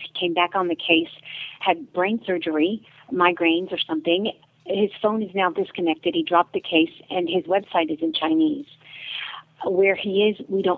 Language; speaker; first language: English; native; English